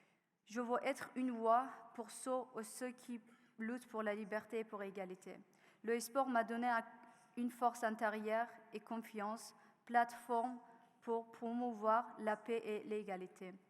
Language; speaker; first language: French; non-native, learner; Persian